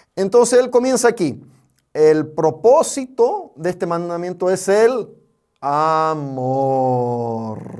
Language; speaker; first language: Spanish; non-native, fluent; English